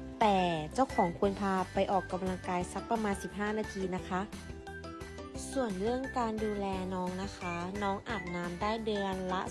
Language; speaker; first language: Thai; native; Thai